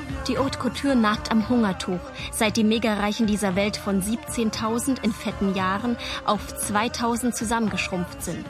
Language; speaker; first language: German; native; German